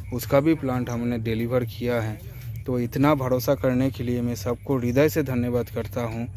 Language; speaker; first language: Hindi; non-native, local second language; Bangla